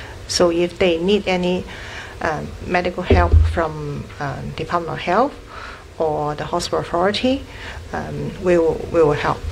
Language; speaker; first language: English; non-native, local second language; Cantonese